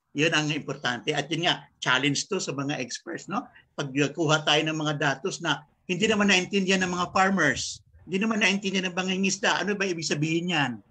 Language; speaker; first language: Filipino; native; Filipino